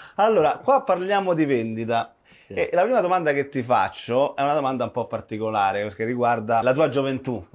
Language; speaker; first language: Italian; native; Italian